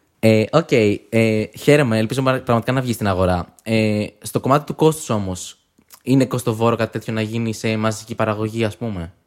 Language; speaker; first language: Greek; native; Greek